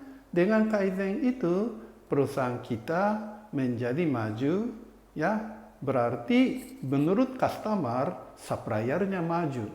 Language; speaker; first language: Indonesian; non-native, fluent; Japanese